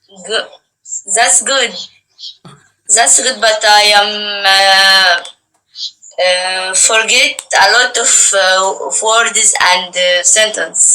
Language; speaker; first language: English; non-native, learner; Arabic